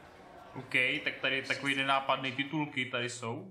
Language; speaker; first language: Czech; native; Czech